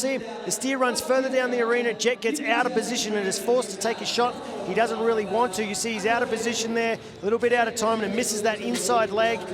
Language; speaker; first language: English; native; English